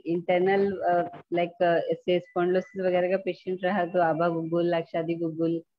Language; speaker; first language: Hindi; native; Hindi